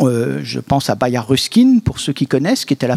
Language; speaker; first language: French; native; French